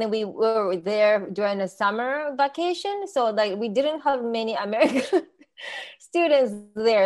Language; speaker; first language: English; non-native, learner; Japanese